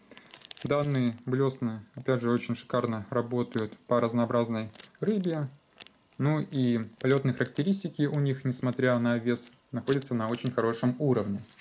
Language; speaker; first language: Russian; native; Russian